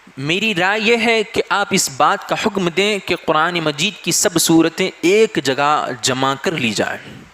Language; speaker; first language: Urdu; native; Urdu